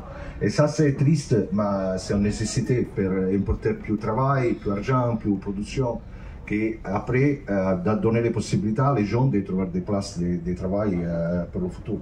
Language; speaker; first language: French; non-native, fluent; Italian